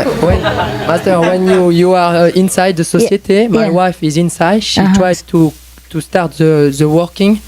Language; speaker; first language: English; non-native, learner; French